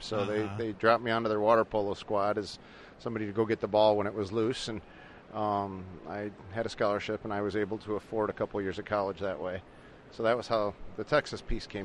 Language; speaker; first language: English; native; English